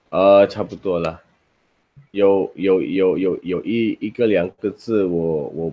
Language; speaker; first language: Chinese; non-native, learner; Indonesian